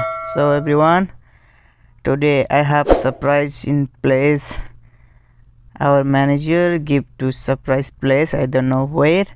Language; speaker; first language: English; non-native, learner; Nepali